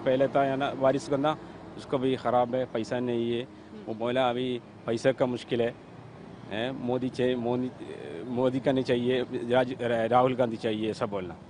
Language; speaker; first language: Hindi; non-native, local second language; Malayalam